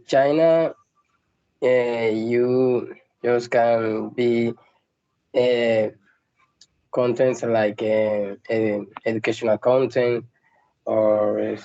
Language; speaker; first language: English; non-native, learner; Spanish